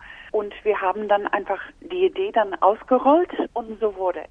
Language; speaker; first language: German; non-native, fluent; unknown